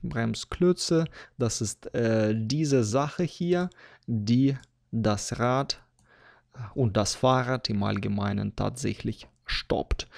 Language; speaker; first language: German; non-native, fluent; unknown